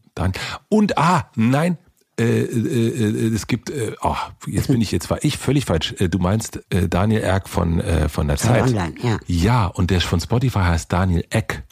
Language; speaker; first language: German; native; German